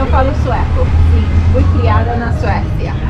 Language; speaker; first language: Portuguese; early bilingual, heritage; Portuguese